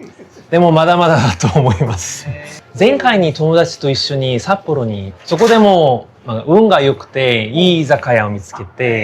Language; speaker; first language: Japanese; non-native, fluent; Korean